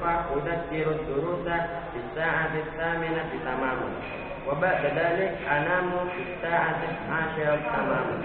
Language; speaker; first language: Arabic; non-native, learner; Indonesian